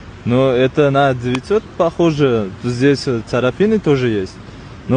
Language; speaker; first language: Russian; non-native, local second language; Uzbek